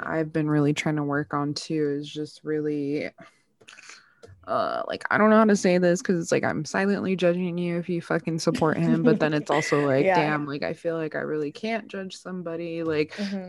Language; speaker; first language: English; early bilingual, other home language; Spanish